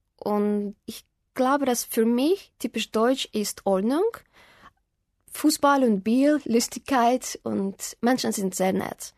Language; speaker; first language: German; non-native, fluent; Russian